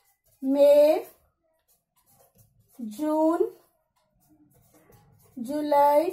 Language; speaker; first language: English; non-native, local second language; Hindi